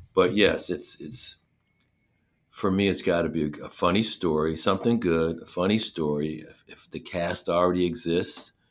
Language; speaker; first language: English; native; English